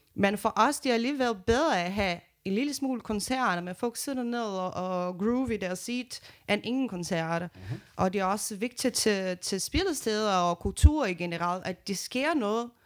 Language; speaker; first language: Danish; non-native, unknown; Portuguese